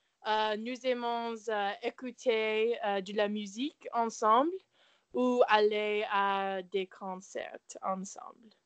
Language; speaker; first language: French; non-native, learner; English